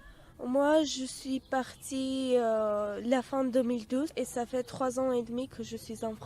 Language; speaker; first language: French; non-native, fluent; Armenian